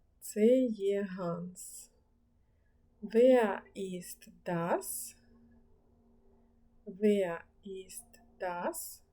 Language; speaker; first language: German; non-native, fluent; Ukrainian